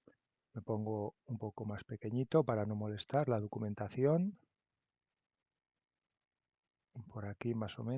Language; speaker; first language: Spanish; native; Spanish